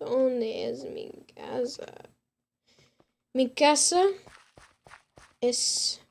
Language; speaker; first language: Spanish; non-native, learner; English